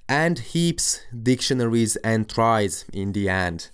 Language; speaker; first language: English; non-native, fluent; Hungarian